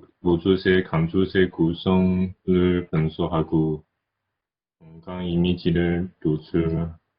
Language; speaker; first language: Korean; non-native, learner; Chinese